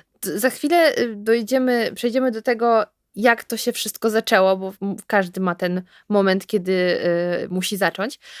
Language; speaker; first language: Polish; native; Polish